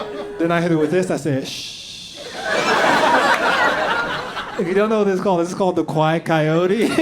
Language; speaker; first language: English; native; English